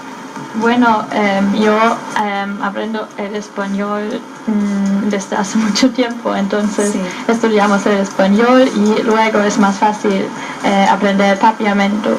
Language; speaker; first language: Spanish; non-native, fluent; German